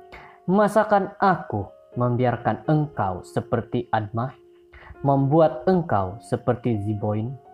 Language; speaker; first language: Indonesian; native; Indonesian